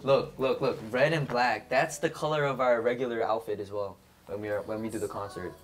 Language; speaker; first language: English; early bilingual, other home language; Korean